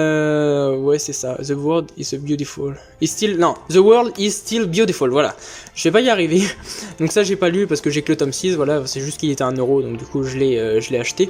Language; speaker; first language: French; native; French